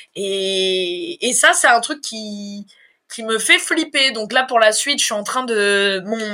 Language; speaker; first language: French; native; French